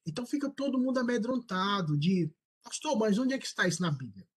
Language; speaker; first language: Portuguese; native; Portuguese